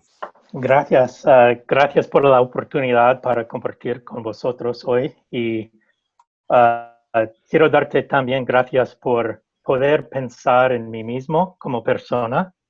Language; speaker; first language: Spanish; non-native, fluent; English